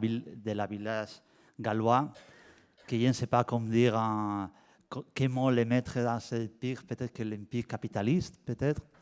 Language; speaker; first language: French; non-native, learner; Spanish